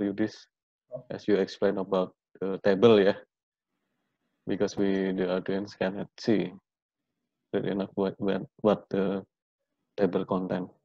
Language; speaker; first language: English; non-native, learner; Indonesian